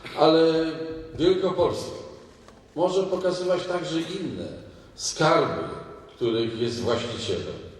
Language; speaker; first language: Polish; native; Polish